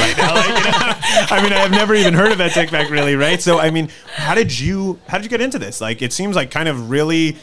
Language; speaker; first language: English; native; English